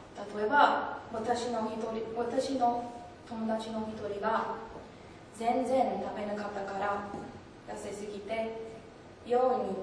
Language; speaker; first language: Japanese; non-native, learner; English